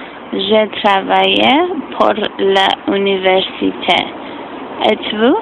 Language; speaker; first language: French; non-native, fluent; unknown